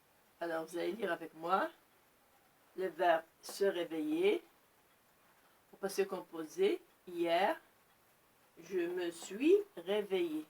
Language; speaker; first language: French; non-native, local second language; Arabic